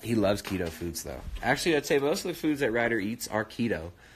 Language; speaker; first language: English; native; English